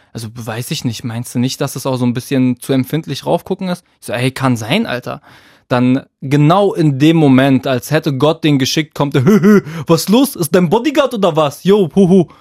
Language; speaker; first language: German; early bilingual, other home language; Arabic